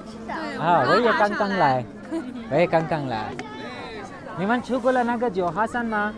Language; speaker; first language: Chinese; non-native, learner; Hindi